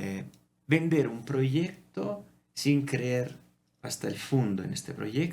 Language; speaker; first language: Spanish; non-native, fluent; Italian